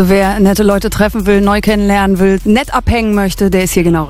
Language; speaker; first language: German; native; German